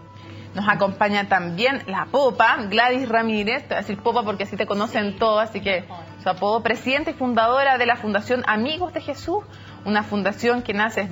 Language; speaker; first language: Spanish; native; Spanish